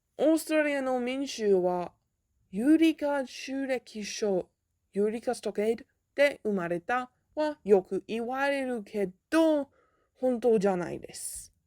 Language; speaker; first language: Japanese; non-native, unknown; English